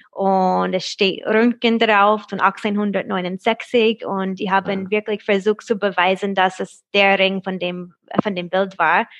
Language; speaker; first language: German; non-native, fluent; English